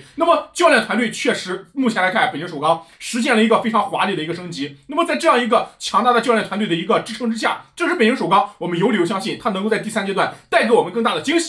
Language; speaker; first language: Chinese; native; Chinese